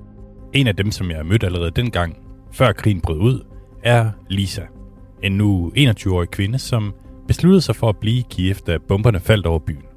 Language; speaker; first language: Danish; native; Danish